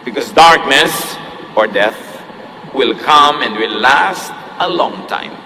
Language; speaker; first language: English; non-native, local second language; Filipino